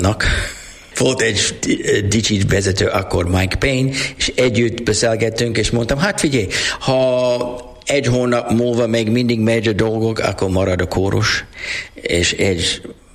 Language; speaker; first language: Hungarian; non-native, learner; English